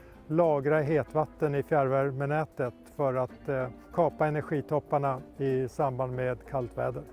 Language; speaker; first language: Swedish; native; Swedish